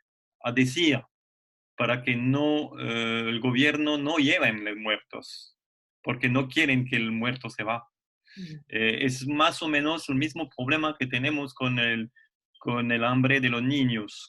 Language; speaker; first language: Spanish; non-native, fluent; French